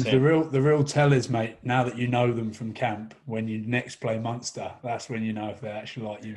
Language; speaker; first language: English; native; English